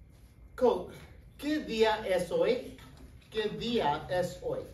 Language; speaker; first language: Spanish; non-native, fluent; English